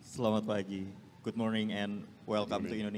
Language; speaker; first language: Indonesian; native; Indonesian